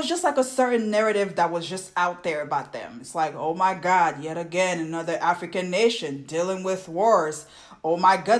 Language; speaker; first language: English; non-native, fluent; French